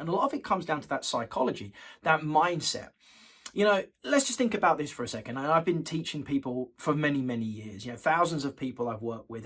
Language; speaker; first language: English; native; English